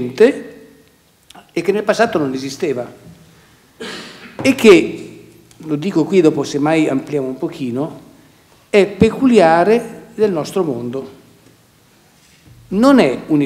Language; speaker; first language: Italian; native; Italian